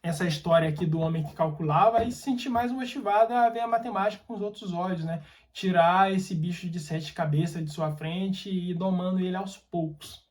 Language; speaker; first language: Portuguese; native; Portuguese